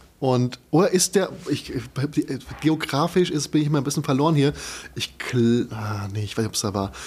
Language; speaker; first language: German; native; German